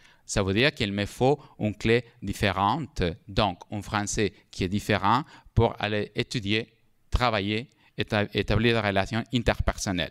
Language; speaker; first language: French; non-native, fluent; Spanish